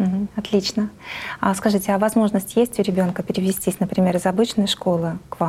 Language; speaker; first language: Russian; native; Russian